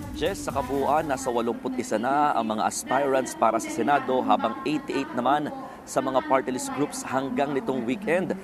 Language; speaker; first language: Filipino; native; Filipino